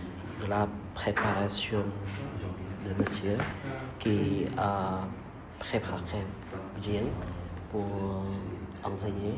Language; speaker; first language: French; non-native, learner; Vietnamese